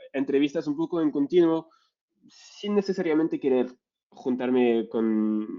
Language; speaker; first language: Spanish; non-native, fluent; French